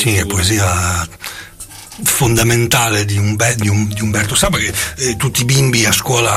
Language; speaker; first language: Italian; native; Italian